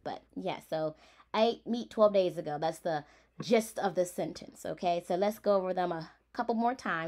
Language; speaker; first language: English; early bilingual, other home language; Spanish